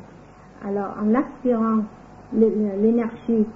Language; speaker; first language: French; non-native, fluent; Vietnamese